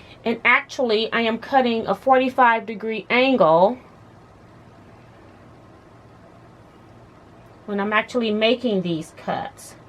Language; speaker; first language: English; native; English